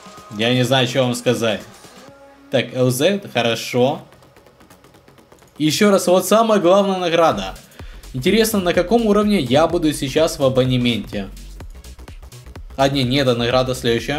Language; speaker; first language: Russian; native; Russian